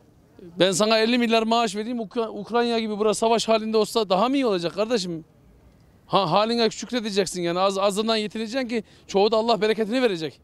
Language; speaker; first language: Turkish; native; Turkish